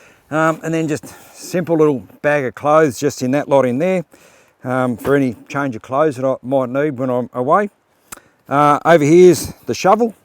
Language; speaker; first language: English; native; English